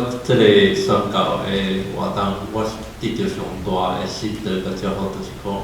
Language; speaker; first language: Chinese; native; Chinese